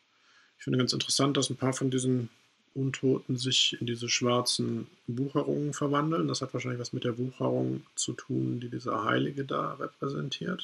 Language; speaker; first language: German; native; German